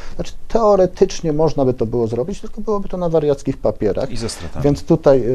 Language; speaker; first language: Polish; native; Polish